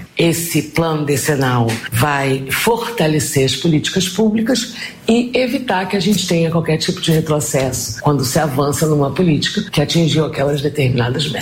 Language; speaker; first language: Portuguese; native; Portuguese